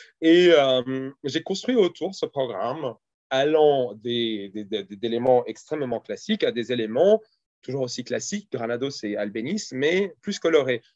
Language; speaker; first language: French; early bilingual, other home language; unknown